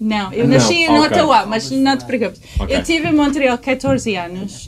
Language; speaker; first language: Portuguese; early bilingual, heritage; English